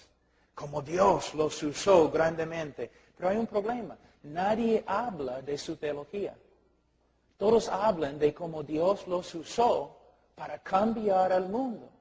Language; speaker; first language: Spanish; non-native, fluent; English